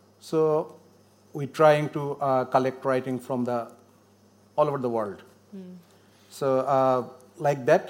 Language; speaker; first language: English; non-native, learner; Bangla